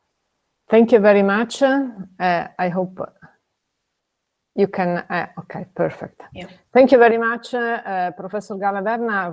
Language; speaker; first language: English; non-native, fluent; Italian